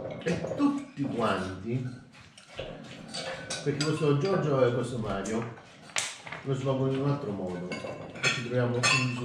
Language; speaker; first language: Italian; native; Italian